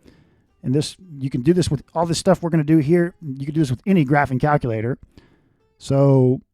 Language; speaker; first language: English; native; English